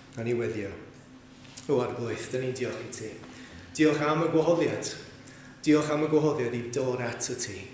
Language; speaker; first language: Welsh; native; Welsh